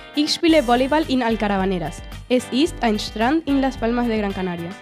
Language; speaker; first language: German; non-native, fluent; Spanish